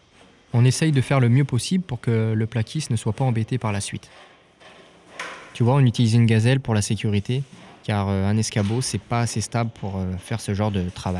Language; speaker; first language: French; native; French